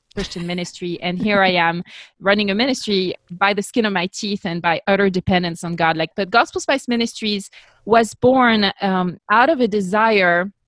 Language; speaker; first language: English; non-native, fluent; French